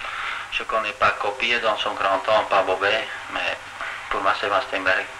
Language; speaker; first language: French; non-native, local second language; Dutch